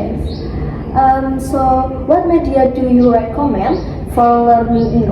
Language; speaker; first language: English; non-native, learner; Indonesian